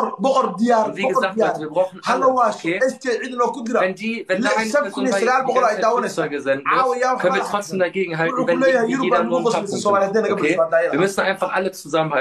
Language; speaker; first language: German; early bilingual, other home language; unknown